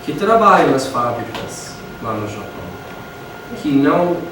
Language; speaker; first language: Portuguese; non-native, fluent; English